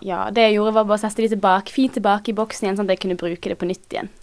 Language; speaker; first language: Norwegian; native; Norwegian